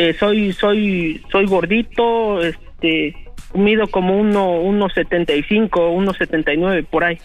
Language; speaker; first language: Spanish; native; Spanish